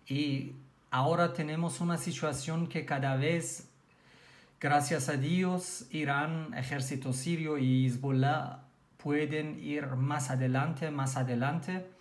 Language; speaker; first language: Spanish; non-native, learner; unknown